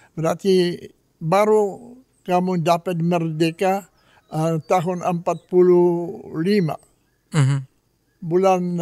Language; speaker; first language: Indonesian; non-native, fluent; Polish